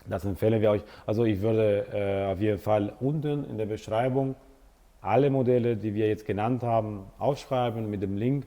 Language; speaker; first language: German; non-native, fluent; Italian